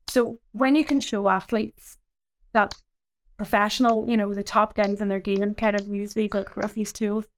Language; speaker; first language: English; native; English